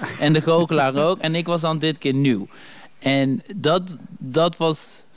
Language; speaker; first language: Dutch; early bilingual, other home language; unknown